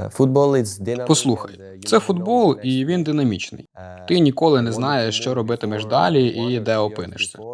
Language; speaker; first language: Ukrainian; non-native, fluent; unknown